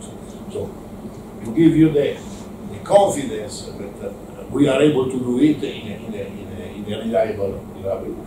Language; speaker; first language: English; non-native, learner; Italian